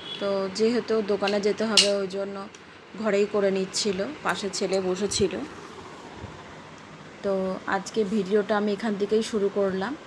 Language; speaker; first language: Bangla; native; Bangla